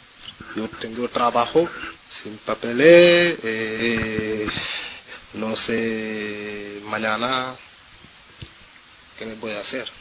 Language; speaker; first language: Spanish; non-native, learner; French